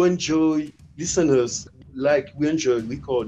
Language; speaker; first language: English; non-native, learner; French